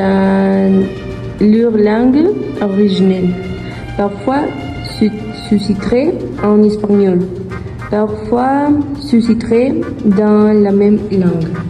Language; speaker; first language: French; non-native, learner; Spanish